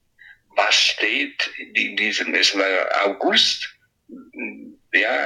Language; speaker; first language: German; non-native, local second language; Italian